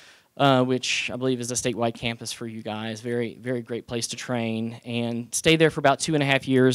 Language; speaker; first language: English; native; English